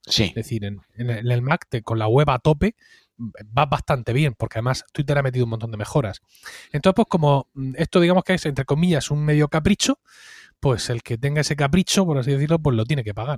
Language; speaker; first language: Spanish; native; Spanish